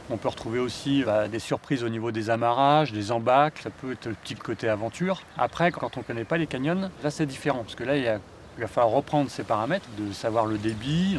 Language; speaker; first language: French; native; French